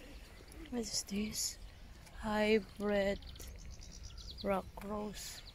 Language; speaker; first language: English; non-native, learner; Filipino